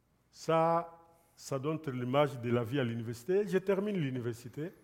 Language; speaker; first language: French; non-native, local second language; Lingala